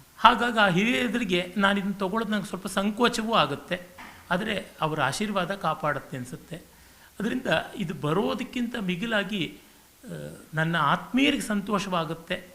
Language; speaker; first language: Kannada; native; Kannada